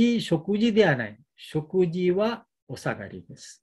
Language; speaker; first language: Japanese; non-native, learner; Bangla